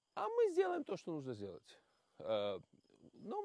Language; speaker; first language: Russian; non-native, local second language; Georgian